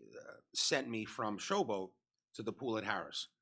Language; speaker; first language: English; early bilingual, other home language; Spanish